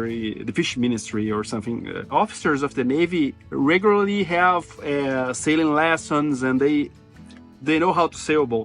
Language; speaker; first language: English; non-native, fluent; Portuguese